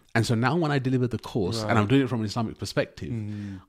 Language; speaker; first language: English; native; English